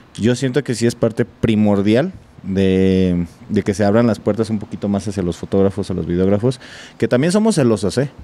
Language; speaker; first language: Spanish; native; Spanish